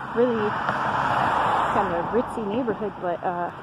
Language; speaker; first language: English; native; English